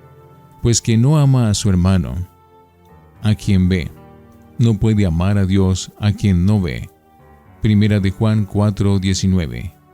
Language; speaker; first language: Spanish; native; Spanish